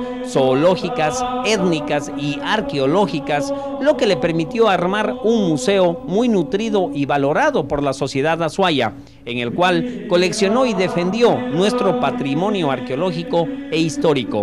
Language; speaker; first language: Spanish; native; Spanish